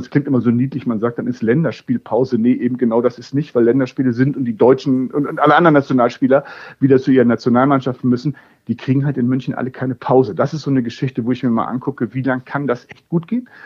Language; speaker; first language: German; native; German